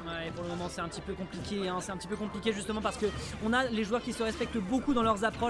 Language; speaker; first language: French; native; French